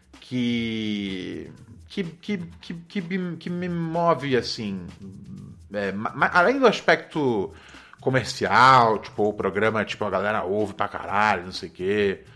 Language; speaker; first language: Portuguese; native; Portuguese